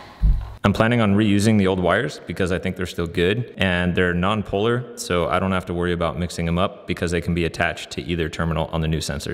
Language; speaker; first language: English; native; English